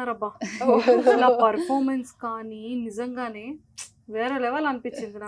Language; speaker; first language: Telugu; native; Telugu